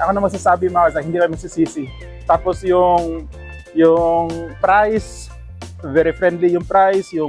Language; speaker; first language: Filipino; non-native, local second language; Cebuano